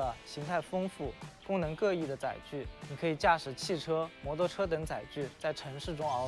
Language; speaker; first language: Chinese; native; Chinese